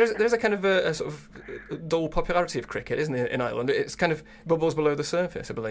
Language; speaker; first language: English; native; English